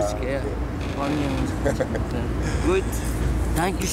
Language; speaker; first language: German; non-native, learner; Bulgarian